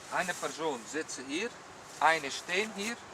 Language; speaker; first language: German; non-native, learner; Dutch